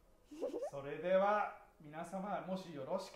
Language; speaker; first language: Japanese; native; Japanese